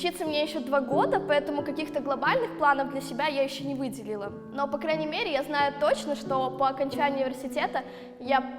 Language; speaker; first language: Russian; native; Russian